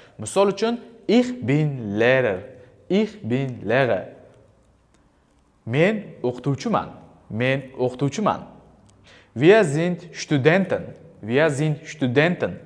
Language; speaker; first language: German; non-native, fluent; Uzbek